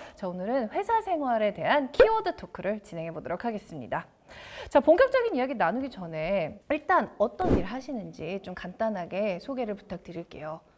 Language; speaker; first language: Korean; native; Korean